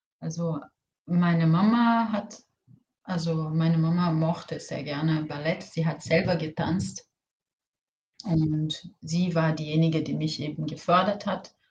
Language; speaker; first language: German; non-native, fluent; Portuguese